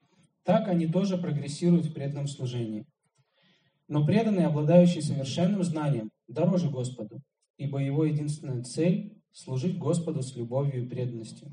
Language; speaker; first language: Russian; native; Russian